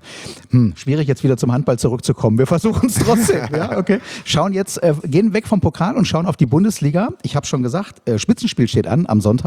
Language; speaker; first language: German; native; German